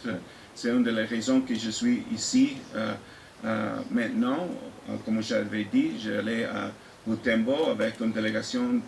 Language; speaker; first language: French; non-native, fluent; English